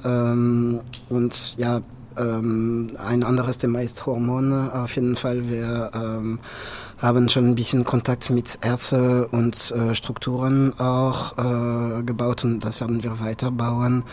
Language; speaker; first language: German; non-native, fluent; French